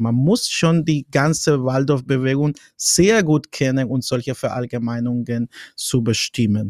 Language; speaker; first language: German; non-native, fluent; Spanish